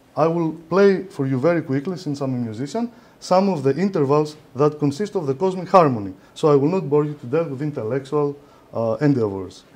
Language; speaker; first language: English; non-native, fluent; Greek